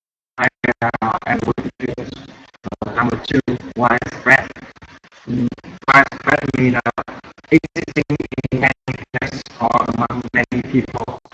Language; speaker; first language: English; non-native, learner; Vietnamese